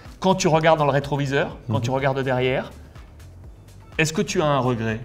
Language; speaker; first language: French; native; French